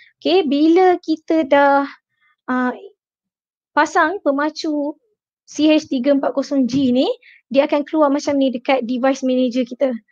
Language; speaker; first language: Malay; native; Malay